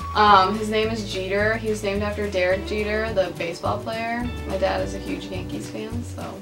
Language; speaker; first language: English; native; English